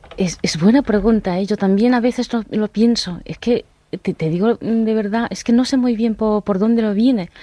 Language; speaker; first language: Spanish; non-native, fluent; Japanese